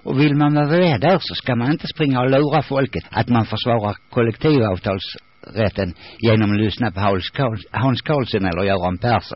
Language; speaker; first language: Swedish; native; Swedish